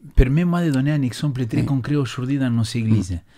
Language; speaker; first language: French; non-native, fluent; Spanish